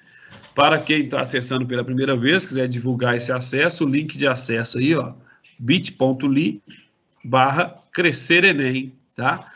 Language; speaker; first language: Portuguese; native; Portuguese